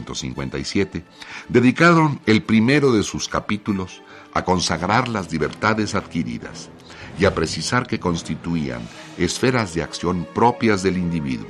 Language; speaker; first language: Spanish; native; Spanish